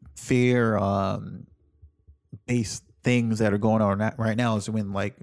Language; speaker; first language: English; native; English